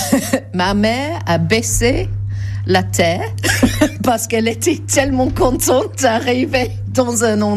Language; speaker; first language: French; non-native, fluent; English